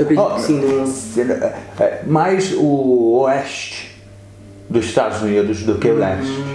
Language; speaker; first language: Portuguese; early bilingual, other home language; English